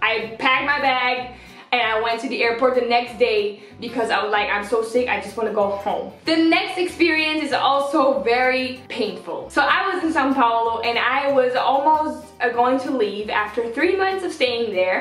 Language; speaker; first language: English; non-native, fluent; Dutch